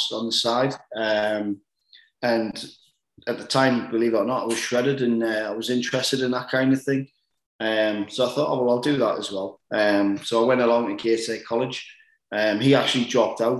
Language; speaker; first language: English; native; English